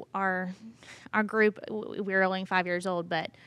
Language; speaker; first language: English; native; English